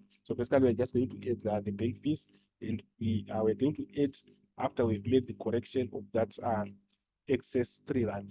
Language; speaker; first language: English; non-native, local second language; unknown